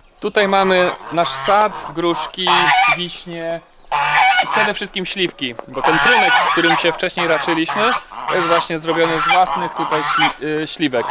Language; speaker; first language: Polish; non-native, fluent; Serbian